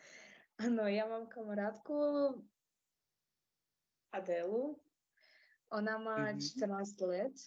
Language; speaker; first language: Czech; non-native, learner; Ukrainian